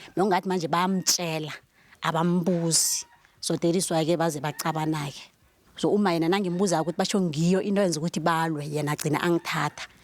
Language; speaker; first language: Zulu; non-native, local second language; South Ndebele